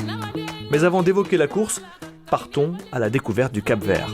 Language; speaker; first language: French; native; French